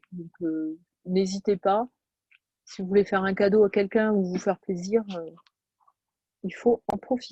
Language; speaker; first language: French; native; French